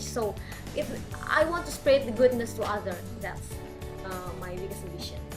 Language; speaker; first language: English; non-native, local second language; Indonesian